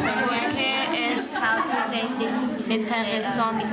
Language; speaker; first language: Spanish; non-native, learner; English